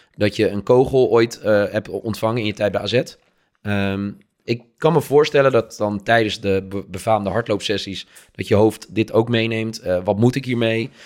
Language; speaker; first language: Dutch; native; Dutch